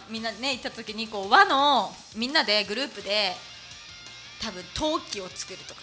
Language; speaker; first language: Japanese; native; Japanese